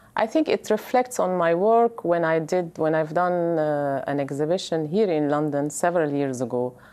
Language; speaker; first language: English; non-native, fluent; Arabic